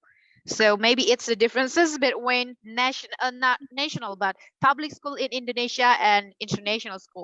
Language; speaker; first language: English; non-native, fluent; Indonesian